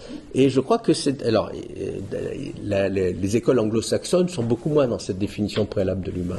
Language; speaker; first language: French; native; French